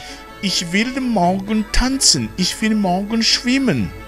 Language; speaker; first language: German; non-native, fluent; Rundi